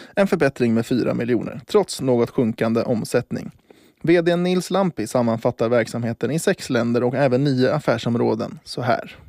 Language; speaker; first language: Swedish; native; Swedish